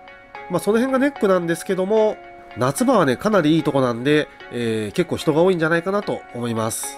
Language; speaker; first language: Japanese; native; Japanese